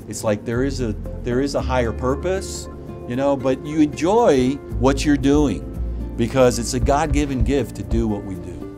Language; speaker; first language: English; non-native, fluent; Spanish